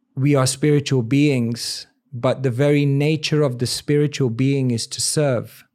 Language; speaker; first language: English; native; English